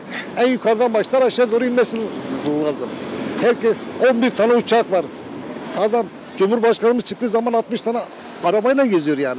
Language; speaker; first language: Turkish; native; Turkish